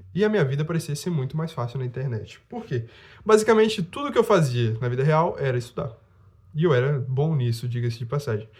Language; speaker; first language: Portuguese; native; Portuguese